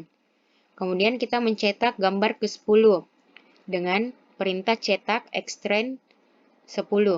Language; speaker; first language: Indonesian; native; Indonesian